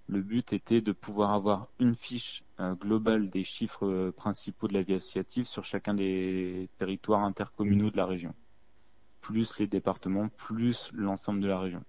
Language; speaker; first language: French; native; French